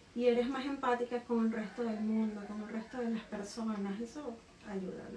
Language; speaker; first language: Spanish; native; Spanish